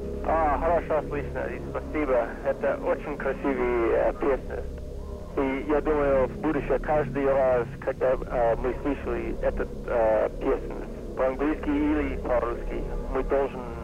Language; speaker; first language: Russian; non-native, fluent; English